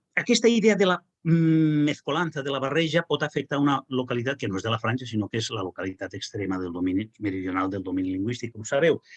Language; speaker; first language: Catalan; non-native, local second language; Spanish